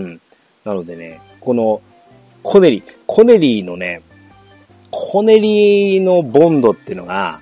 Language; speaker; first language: Japanese; native; Japanese